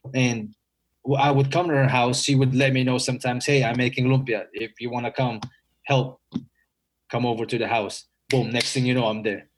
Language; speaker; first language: English; non-native, local second language; Filipino